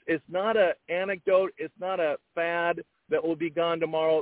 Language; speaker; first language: English; native; English